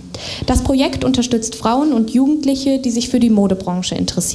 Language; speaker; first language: German; native; German